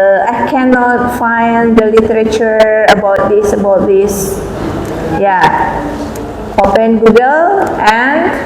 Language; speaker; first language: English; non-native, fluent; Indonesian